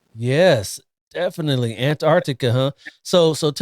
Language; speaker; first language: English; native; English